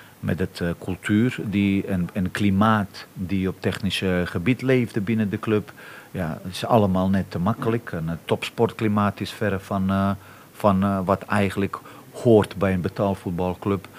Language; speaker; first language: Dutch; non-native, fluent; Bosnian